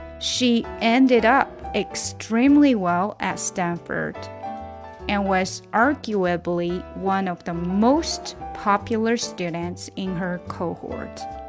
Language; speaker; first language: English; non-native, fluent; Chinese